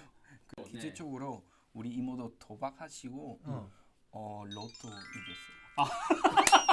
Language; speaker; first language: Korean; non-native, fluent; Spanish